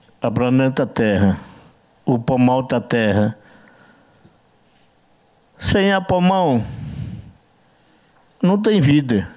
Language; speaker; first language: Portuguese; non-native, learner; Yanomámi